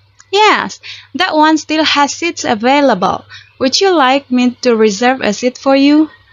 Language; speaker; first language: English; non-native, fluent; Indonesian